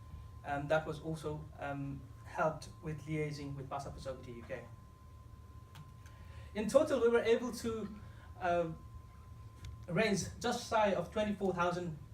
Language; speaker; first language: English; non-native, fluent; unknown